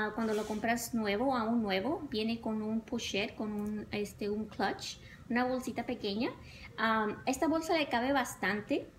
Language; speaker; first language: Spanish; early bilingual, other home language; English